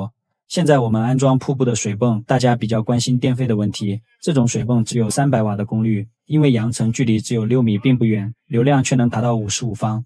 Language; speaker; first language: Chinese; native; Chinese